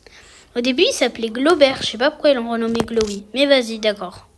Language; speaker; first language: French; native; French